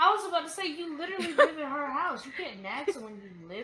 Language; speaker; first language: English; native; English